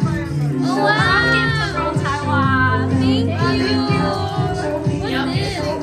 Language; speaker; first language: English; non-native, learner; Filipino